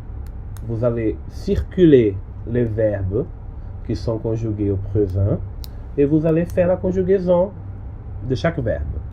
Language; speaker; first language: French; non-native, learner; Portuguese